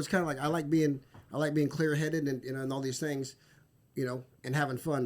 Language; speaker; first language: English; native; English